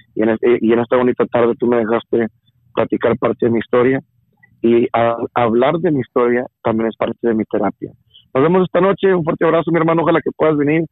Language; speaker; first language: Spanish; early bilingual, heritage; Spanish